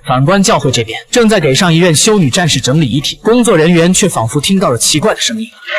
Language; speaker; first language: Chinese; native; Chinese